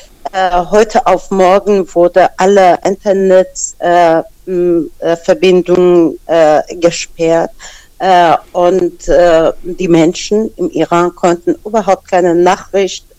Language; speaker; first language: German; non-native, fluent; Persian